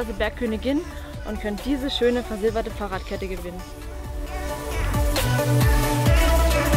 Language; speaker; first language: German; native; German